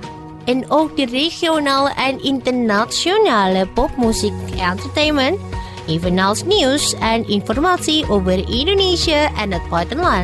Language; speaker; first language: Dutch; non-native, fluent; Indonesian